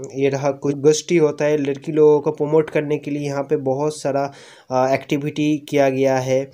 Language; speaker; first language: Hindi; non-native, local second language; Bangla